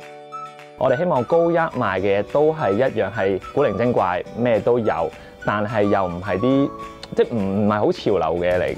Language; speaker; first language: Cantonese; native; Cantonese